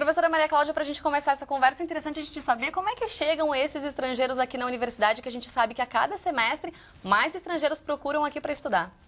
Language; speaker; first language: Portuguese; native; Portuguese